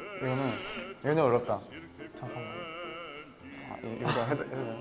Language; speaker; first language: Korean; non-native, fluent; French